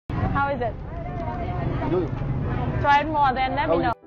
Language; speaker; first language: English; non-native, learner; Vietnamese